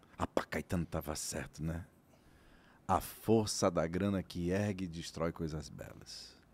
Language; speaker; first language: Portuguese; native; Portuguese